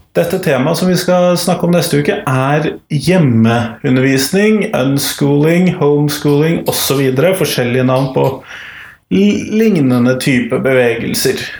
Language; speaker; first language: Norwegian; native; Norwegian